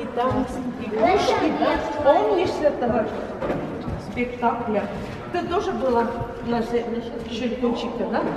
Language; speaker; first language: Russian; non-native, local second language; Estonian